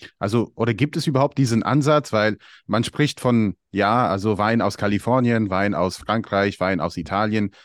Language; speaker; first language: German; native; German